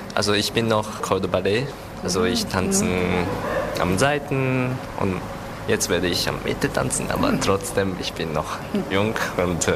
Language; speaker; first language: German; non-native, learner; Japanese